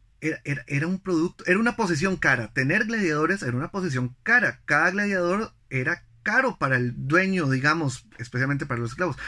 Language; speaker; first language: Spanish; native; Spanish